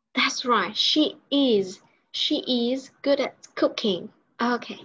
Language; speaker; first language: English; non-native, learner; Vietnamese